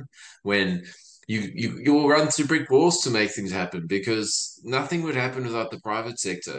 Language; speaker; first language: English; native; English